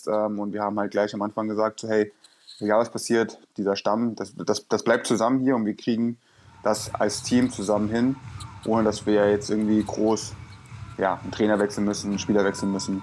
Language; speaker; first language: German; native; German